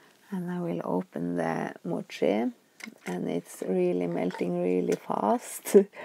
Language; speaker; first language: English; non-native, fluent; Norwegian